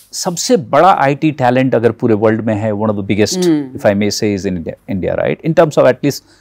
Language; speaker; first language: Hindi; native; Hindi